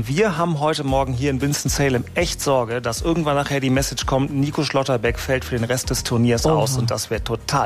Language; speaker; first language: German; native; German